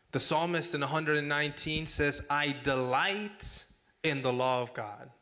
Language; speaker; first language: English; non-native, fluent; Spanish